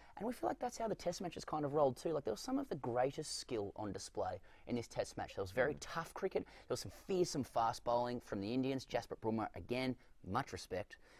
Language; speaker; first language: English; native; English